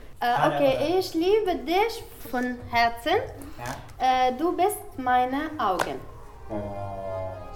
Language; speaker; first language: German; non-native, learner; Arabic